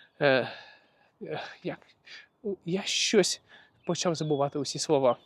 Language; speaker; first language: Ukrainian; non-native, local second language; Russian